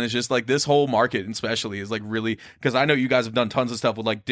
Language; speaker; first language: English; native; English